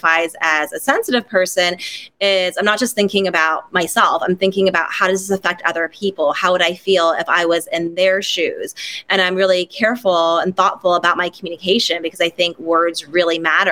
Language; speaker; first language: English; non-native, local second language; Cantonese